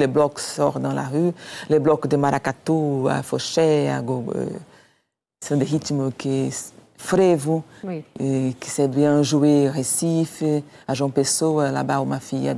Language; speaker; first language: French; non-native, fluent; Portuguese